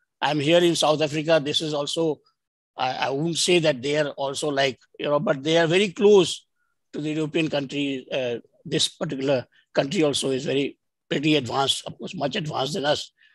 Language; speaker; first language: English; non-native, local second language; Bangla